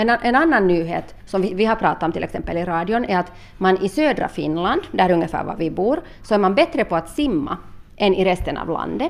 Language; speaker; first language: Swedish; native; Swedish